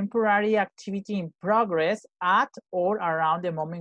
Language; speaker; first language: English; non-native, fluent; Spanish